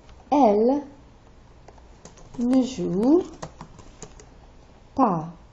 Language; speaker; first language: French; non-native, fluent; English